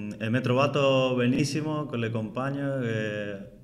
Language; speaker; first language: Italian; non-native, learner; Spanish